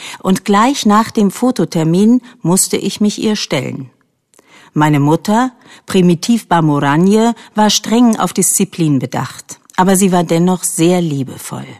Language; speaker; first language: German; native; German